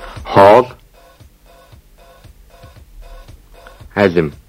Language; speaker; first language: Mongolian; native; Mongolian